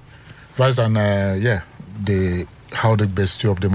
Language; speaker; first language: Dutch; non-native, learner; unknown